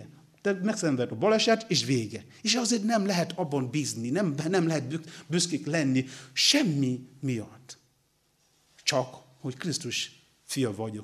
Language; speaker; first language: Hungarian; non-native, learner; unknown